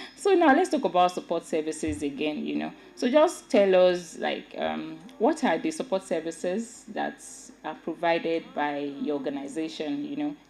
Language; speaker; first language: English; non-native, local second language; Yoruba